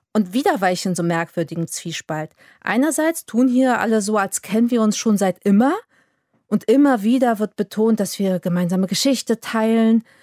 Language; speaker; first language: German; early bilingual, other home language; Polish